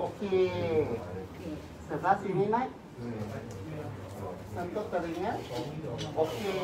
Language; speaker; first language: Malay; non-native, local second language; Cantonese